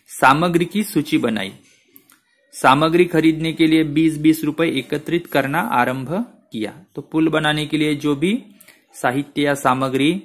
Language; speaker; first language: Hindi; non-native, local second language; Marathi